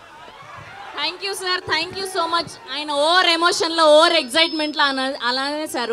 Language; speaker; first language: Telugu; native; Telugu